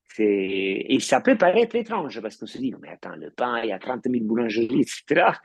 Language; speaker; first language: French; non-native, fluent; Italian